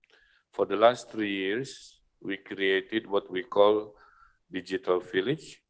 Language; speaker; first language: English; non-native, fluent; Sundanese